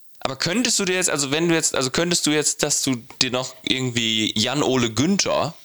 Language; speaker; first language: German; native; German